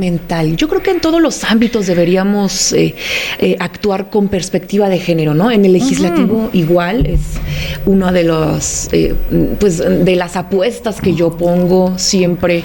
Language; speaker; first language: Spanish; native; Spanish